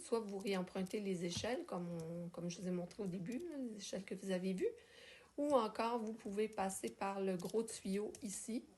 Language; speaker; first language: French; native; French